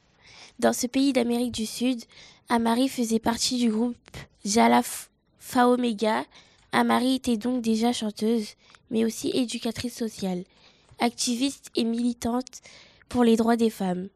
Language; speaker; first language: French; native; French